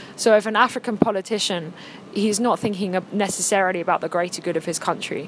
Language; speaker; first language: English; native; English